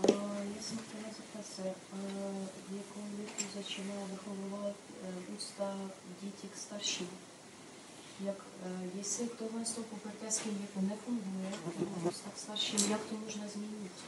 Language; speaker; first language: Czech; non-native, learner; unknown